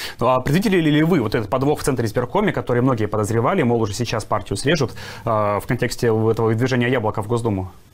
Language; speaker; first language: Russian; native; Russian